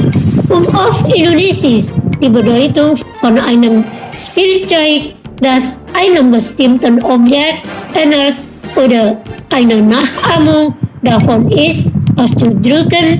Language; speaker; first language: German; non-native, learner; Indonesian